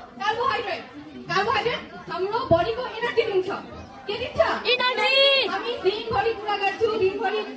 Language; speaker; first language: Nepali; non-native, learner; Bangla